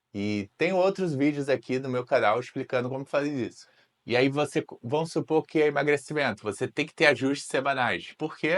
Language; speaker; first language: Portuguese; native; Portuguese